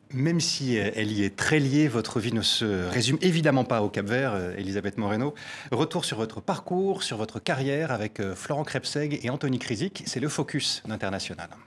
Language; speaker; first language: French; native; French